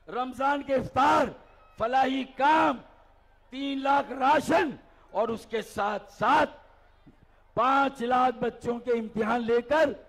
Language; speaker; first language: Urdu; native; Urdu